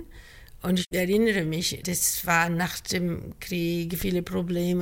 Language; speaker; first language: German; non-native, fluent; Greek